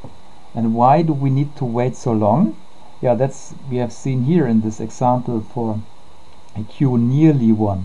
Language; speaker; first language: English; non-native, fluent; German